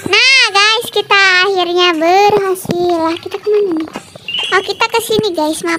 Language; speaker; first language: Indonesian; native; Indonesian